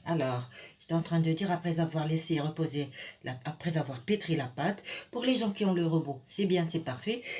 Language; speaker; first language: French; non-native, local second language; Arabic